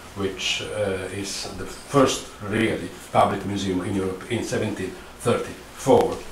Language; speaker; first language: English; non-native, fluent; Italian